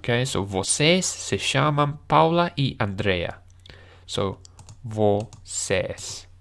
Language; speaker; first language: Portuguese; non-native, learner; English